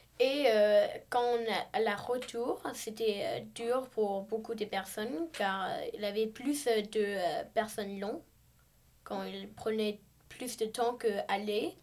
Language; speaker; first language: French; non-native, learner; English